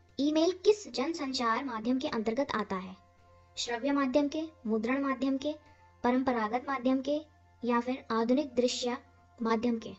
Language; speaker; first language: Hindi; native; Hindi